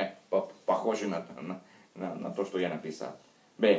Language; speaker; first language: Russian; non-native, fluent; Italian